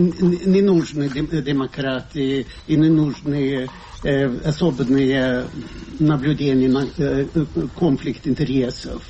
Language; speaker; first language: Russian; non-native, fluent; Swedish